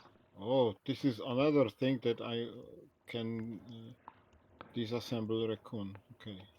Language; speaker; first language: English; non-native, learner; Polish